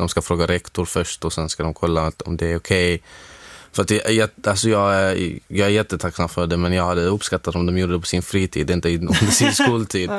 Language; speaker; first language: Swedish; non-native, fluent; Arabic